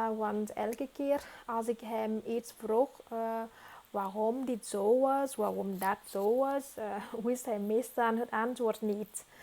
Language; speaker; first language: Dutch; non-native, fluent; Vietnamese